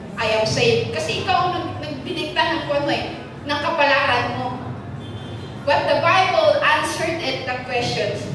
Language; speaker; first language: Filipino; non-native, local second language; Hiligaynon